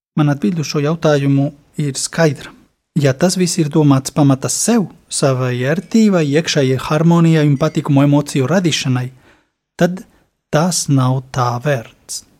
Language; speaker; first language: Latvian; non-native, fluent; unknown